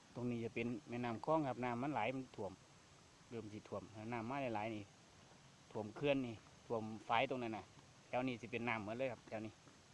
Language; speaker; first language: Thai; native; Thai